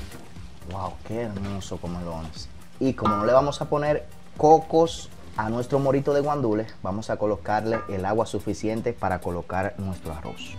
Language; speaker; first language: Spanish; native; Spanish